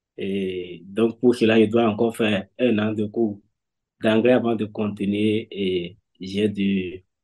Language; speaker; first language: French; non-native, local second language; Fon